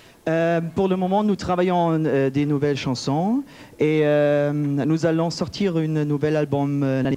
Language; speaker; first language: French; non-native, fluent; German